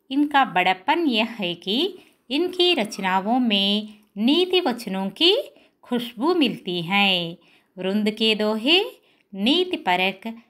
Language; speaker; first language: Hindi; non-native, local second language; Telugu